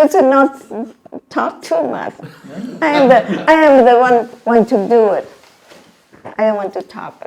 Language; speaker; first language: English; non-native, learner; Vietnamese